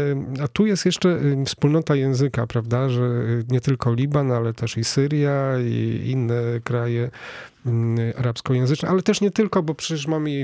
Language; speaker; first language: Polish; native; Polish